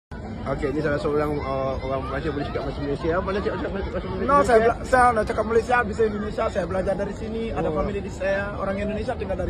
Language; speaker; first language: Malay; non-native, learner; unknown